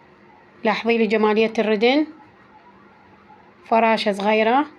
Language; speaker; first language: Arabic; native; Arabic